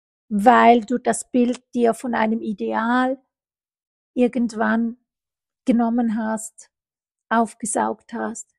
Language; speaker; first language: German; non-native, fluent; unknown